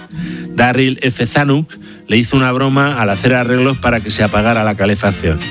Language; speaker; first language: Spanish; native; Spanish